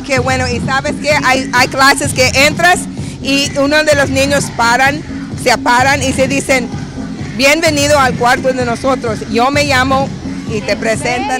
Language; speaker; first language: Spanish; early bilingual, heritage; Spanish